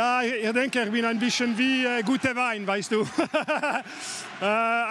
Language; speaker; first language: German; non-native, local second language; French